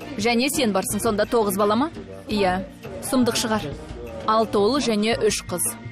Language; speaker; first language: Kazakh; non-native, local second language; Russian